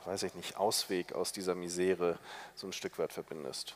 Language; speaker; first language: German; native; German